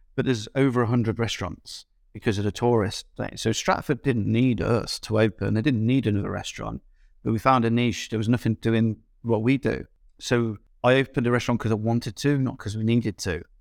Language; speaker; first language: English; native; English